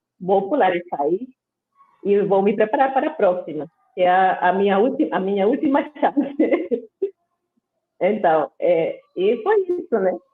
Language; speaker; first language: Portuguese; non-native, fluent; Spanish